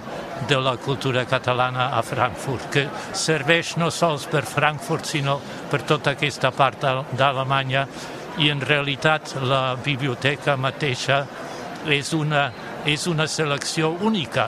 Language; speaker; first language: Catalan; non-native, fluent; German